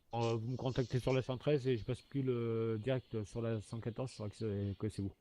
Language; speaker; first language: French; native; French